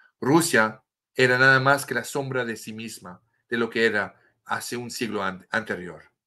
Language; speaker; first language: Spanish; non-native, fluent; French